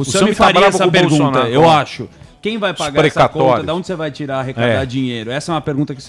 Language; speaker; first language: Portuguese; native; Portuguese